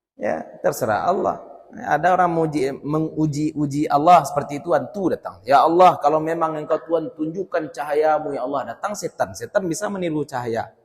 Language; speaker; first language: Malay; non-native, local second language; Minangkabau